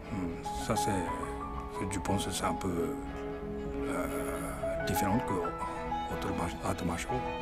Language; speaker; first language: French; non-native, learner; Japanese